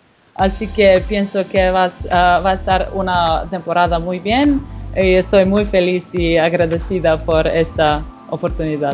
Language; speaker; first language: Spanish; non-native, learner; Slovenian